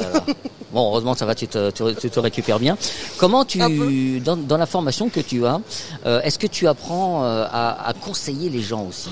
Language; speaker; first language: French; native; French